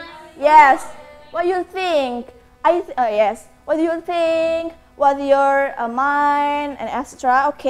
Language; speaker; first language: English; non-native, learner; Indonesian